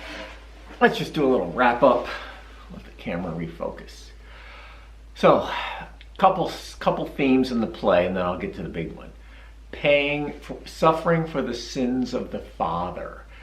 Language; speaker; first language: English; native; English